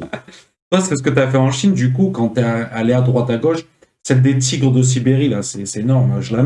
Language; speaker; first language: French; native; French